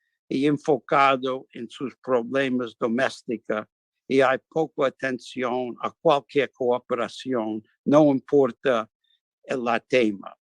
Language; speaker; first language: Spanish; non-native, fluent; English